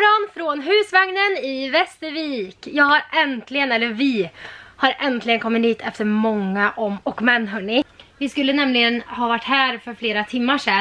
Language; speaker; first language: Swedish; native; Swedish